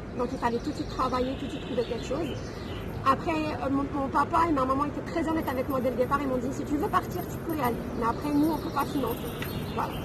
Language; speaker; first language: French; non-native, local second language; Arabic